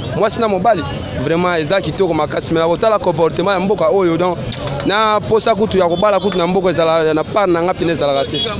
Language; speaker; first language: Lingala; native; Lingala